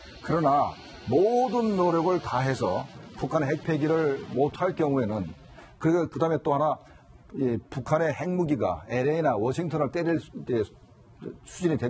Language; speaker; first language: Korean; native; Korean